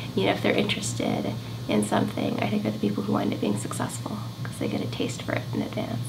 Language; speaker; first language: English; native; English